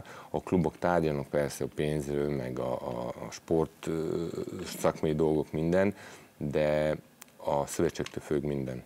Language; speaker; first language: Hungarian; non-native, fluent; Serbian